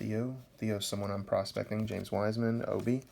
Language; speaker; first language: English; native; English